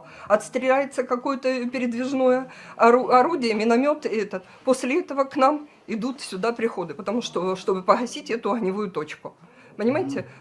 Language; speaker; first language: Russian; native; Russian